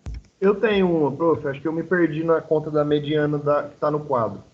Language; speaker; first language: Portuguese; native; Portuguese